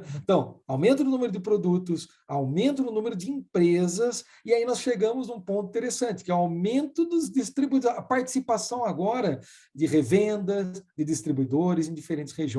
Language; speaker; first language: Portuguese; native; Portuguese